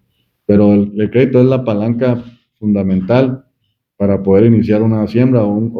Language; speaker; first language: Spanish; native; Spanish